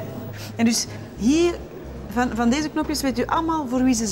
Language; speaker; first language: Dutch; native; Dutch